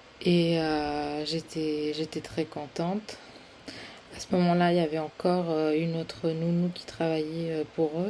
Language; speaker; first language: French; non-native, fluent; Spanish